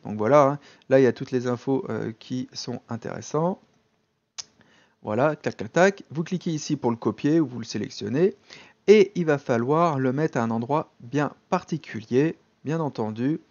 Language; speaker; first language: French; native; French